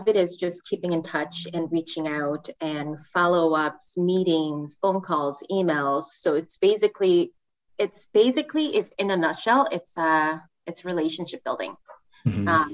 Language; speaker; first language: English; non-native, fluent; Korean